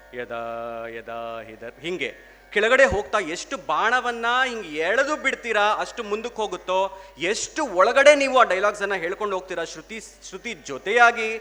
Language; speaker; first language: Kannada; non-native, local second language; Telugu